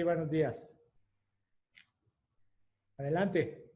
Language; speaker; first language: Spanish; native; Spanish